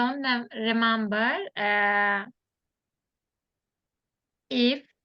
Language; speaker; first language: English; non-native, learner; Turkish